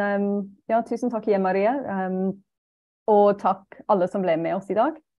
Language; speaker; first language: Norwegian; non-native, fluent; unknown